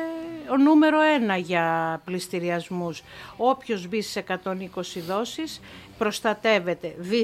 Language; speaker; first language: Greek; native; Greek